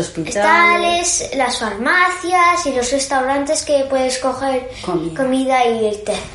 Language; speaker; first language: Spanish; early bilingual, heritage; Spanish